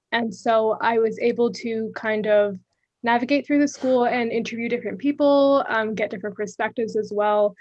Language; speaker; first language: English; native; English